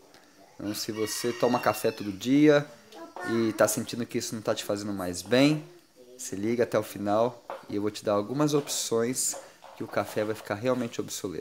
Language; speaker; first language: Portuguese; native; Portuguese